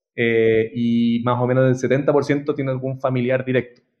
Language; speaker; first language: Spanish; native; Spanish